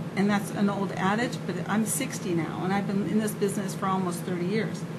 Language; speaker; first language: English; native; English